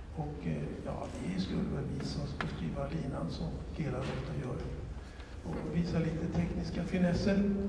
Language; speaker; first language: Swedish; native; Swedish